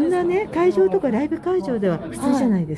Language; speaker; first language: Japanese; native; Japanese